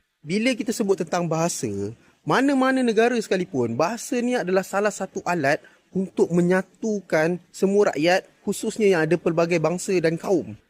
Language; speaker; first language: Malay; native; Malay